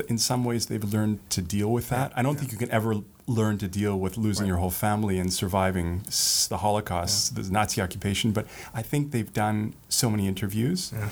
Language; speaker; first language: English; native; English